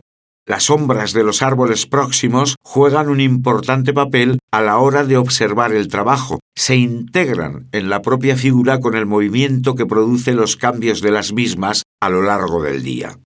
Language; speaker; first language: Spanish; native; Spanish